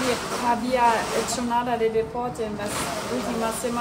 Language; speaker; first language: Spanish; non-native, learner; German